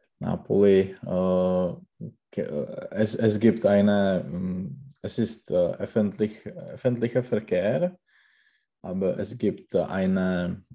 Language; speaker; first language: German; non-native, learner; Czech